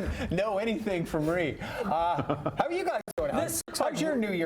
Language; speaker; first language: English; native; English